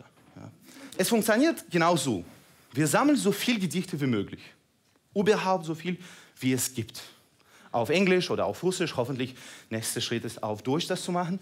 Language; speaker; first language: German; non-native, fluent; Russian